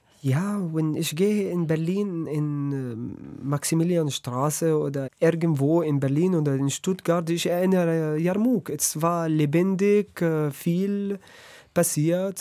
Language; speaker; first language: German; non-native, learner; Arabic